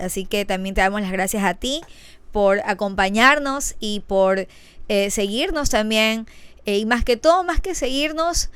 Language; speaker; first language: Spanish; native; Spanish